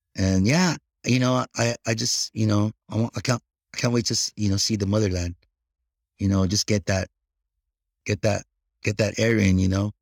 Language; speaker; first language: English; early bilingual, other home language; Filipino